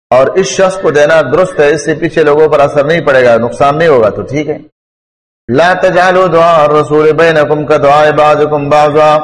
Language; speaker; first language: Urdu; non-native, local second language; Pashto